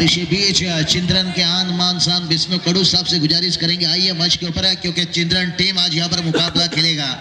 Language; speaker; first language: Hindi; non-native, local second language; Marathi